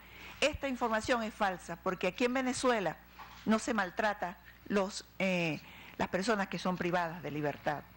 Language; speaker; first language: Spanish; native; Spanish